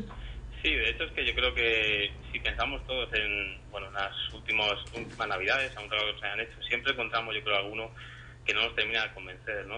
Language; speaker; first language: Spanish; native; Spanish